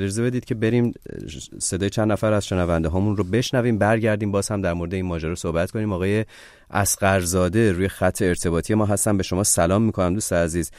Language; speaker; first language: Persian; native; Persian